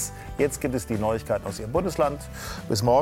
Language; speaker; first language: German; native; German